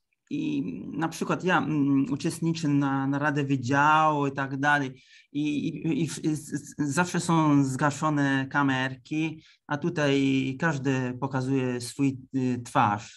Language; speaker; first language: Polish; early bilingual, heritage; Italian